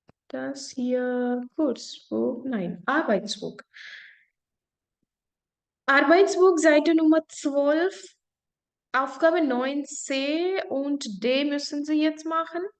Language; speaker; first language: German; non-native, fluent; Hindi